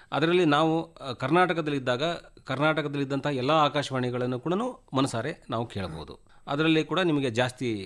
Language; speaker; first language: Kannada; native; Kannada